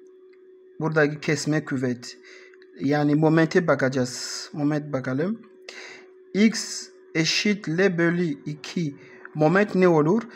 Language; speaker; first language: Turkish; non-native, learner; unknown